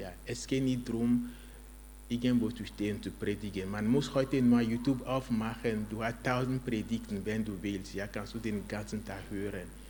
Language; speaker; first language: German; non-native, fluent; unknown